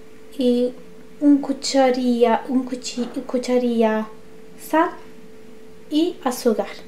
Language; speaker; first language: Spanish; non-native, learner; Turkish